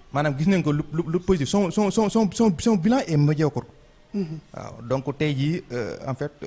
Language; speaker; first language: French; non-native, local second language; Wolof